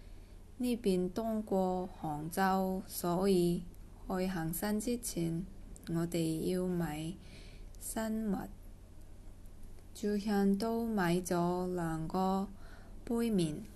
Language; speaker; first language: Cantonese; non-native, learner; Korean